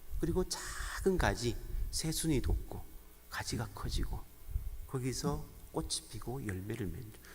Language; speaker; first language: Korean; native; Korean